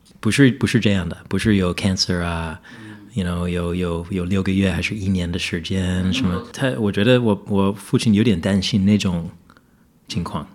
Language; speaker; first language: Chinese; non-native, fluent; English